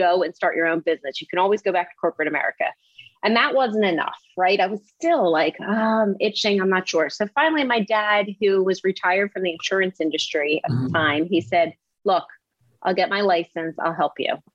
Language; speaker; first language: English; native; English